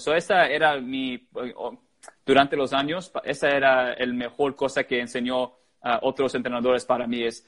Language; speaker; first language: Spanish; early bilingual, heritage; Spanish